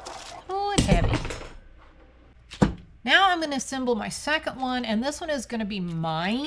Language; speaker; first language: English; native; English